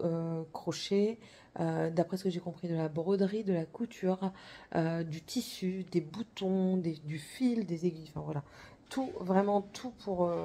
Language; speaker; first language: French; native; French